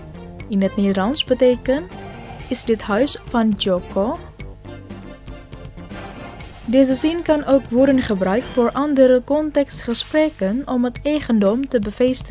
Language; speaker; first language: Dutch; non-native, fluent; Indonesian